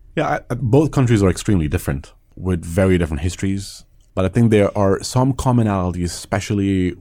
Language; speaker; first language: English; early bilingual, other home language; Persian